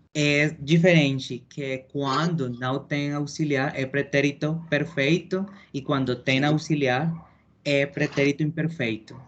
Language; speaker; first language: Portuguese; non-native, learner; Spanish